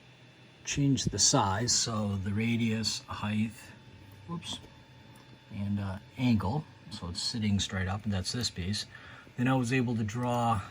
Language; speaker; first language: English; native; English